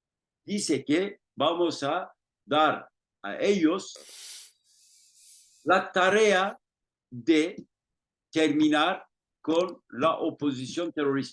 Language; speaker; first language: Spanish; non-native, fluent; Turkish